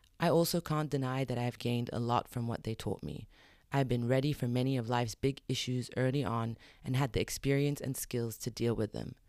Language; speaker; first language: English; early bilingual, other home language; Arabic